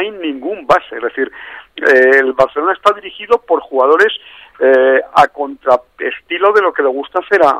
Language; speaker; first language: Spanish; native; Spanish